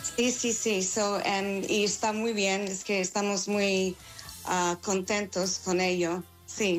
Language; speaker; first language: Spanish; non-native, fluent; English